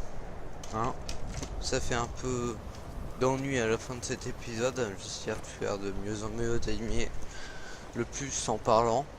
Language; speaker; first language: French; native; French